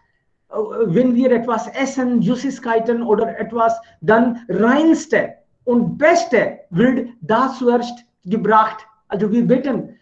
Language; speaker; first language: German; non-native, fluent; Hindi